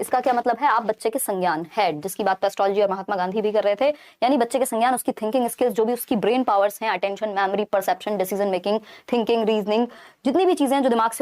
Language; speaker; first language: Hindi; native; Hindi